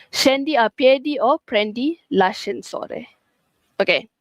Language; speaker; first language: Italian; non-native, fluent; Malay